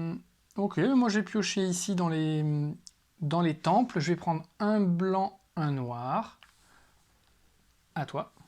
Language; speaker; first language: French; native; French